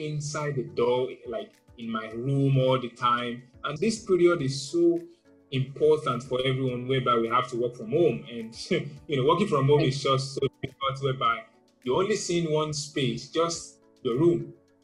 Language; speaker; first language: English; non-native, local second language; Yoruba